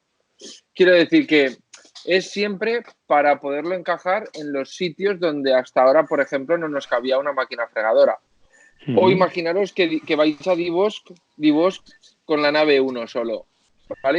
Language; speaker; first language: Spanish; native; Spanish